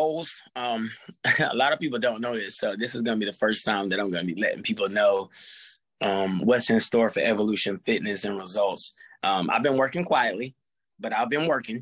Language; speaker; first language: English; native; English